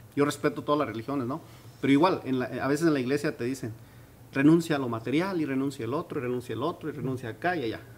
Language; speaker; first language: Spanish; non-native, local second language; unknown